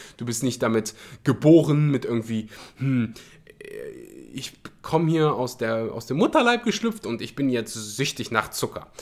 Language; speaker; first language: German; early bilingual, other home language; Russian